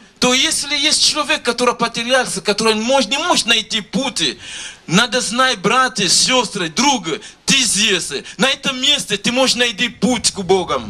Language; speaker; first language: Russian; non-native, learner; Lingala